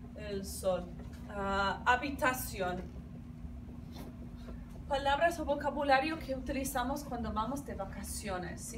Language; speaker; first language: Spanish; non-native, fluent; English